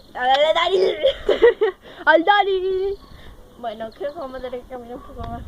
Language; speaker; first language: Spanish; native; Spanish